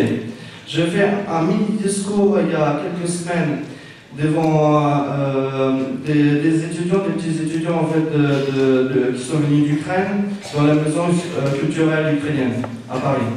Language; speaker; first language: French; non-native, fluent; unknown